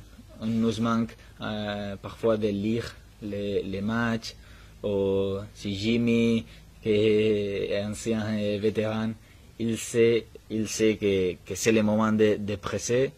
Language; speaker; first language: French; non-native, learner; Spanish